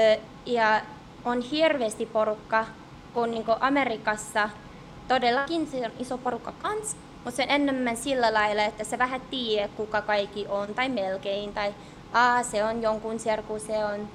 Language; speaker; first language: Finnish; early bilingual, heritage; English